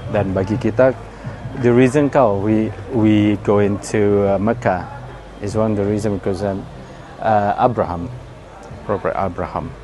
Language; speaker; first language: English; non-native, learner; Indonesian